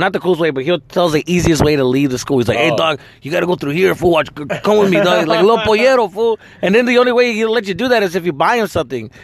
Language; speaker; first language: English; early bilingual, other home language; Spanish